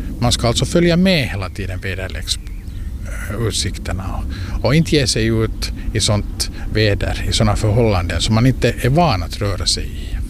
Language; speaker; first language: Swedish; native; Swedish